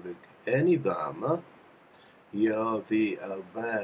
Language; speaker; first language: Swedish; non-native, learner; English